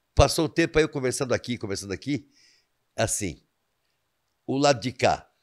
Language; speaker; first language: Portuguese; native; Portuguese